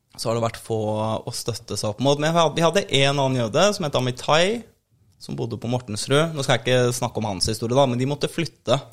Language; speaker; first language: Norwegian; native; Norwegian